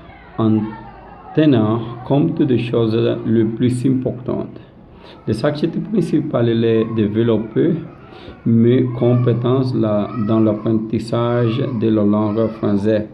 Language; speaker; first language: French; non-native, learner; Spanish